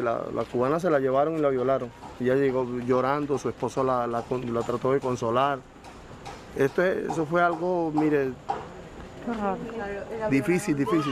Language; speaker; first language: Spanish; native; Spanish